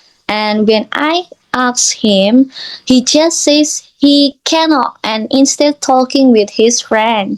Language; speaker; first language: English; non-native, learner; Indonesian